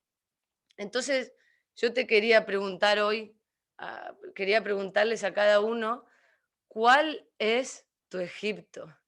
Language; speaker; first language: Spanish; native; Spanish